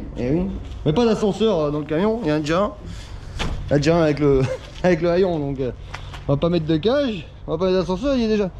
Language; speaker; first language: French; native; French